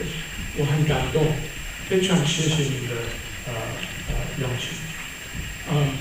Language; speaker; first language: Chinese; non-native, fluent; English